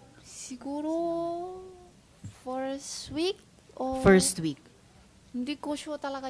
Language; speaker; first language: Filipino; non-native, learner; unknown